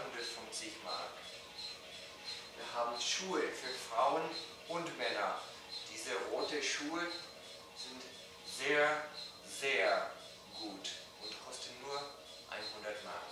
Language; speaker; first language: German; non-native, learner; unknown